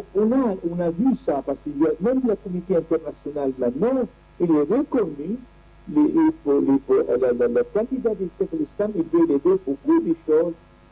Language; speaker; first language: French; non-native, learner; Arabic